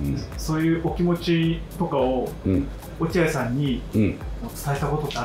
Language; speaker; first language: Japanese; native; Japanese